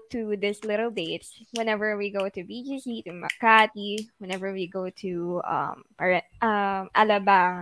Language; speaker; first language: English; non-native, local second language; Filipino